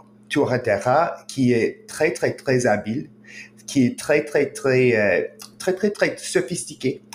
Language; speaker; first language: French; non-native, fluent; English